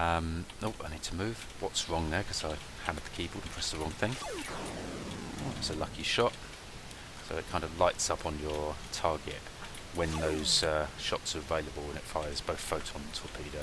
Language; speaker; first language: English; native; English